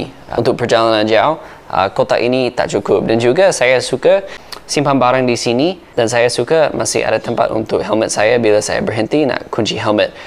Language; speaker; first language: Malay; non-native, fluent; English